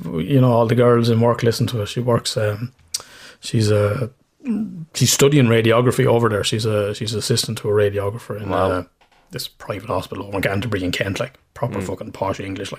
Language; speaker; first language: English; native; English